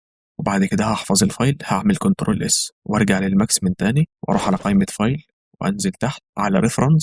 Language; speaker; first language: Arabic; native; Arabic